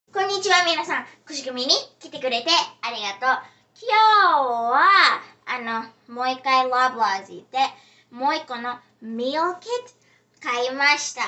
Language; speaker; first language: Japanese; early bilingual, heritage; Japanese